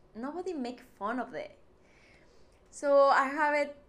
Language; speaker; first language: English; non-native, fluent; Spanish